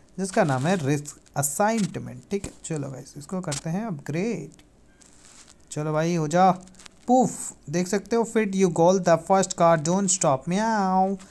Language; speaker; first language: Hindi; native; Hindi